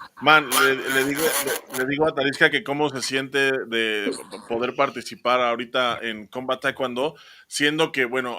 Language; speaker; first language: Spanish; native; Spanish